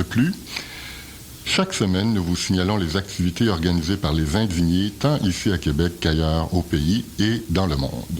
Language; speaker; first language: French; native; French